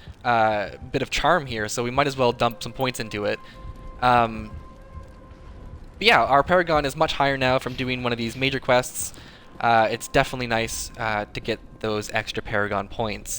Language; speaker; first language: English; native; English